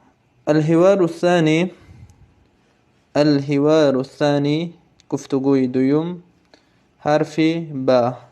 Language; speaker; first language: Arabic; non-native, fluent; Tajik